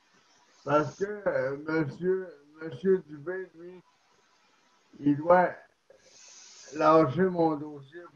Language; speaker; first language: French; native; French